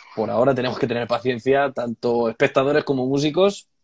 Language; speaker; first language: Spanish; native; Spanish